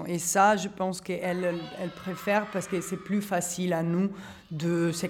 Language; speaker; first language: French; non-native, fluent; Italian